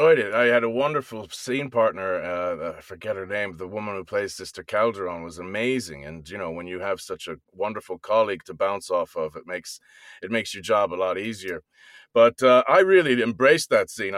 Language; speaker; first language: English; native; English